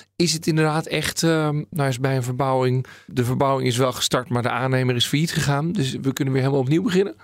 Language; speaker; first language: Dutch; native; Dutch